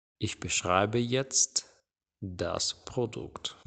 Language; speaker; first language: German; non-native, fluent; Ukrainian